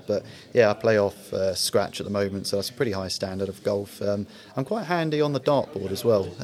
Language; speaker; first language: English; native; English